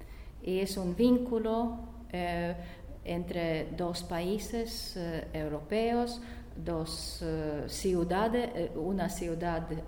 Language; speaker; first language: Spanish; non-native, learner; Latvian